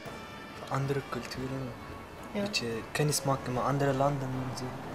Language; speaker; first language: Dutch; non-native, learner; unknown